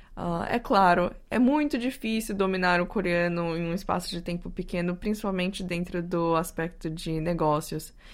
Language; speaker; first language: Portuguese; native; Portuguese